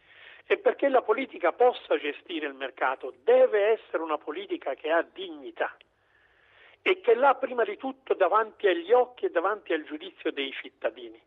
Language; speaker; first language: Italian; native; Italian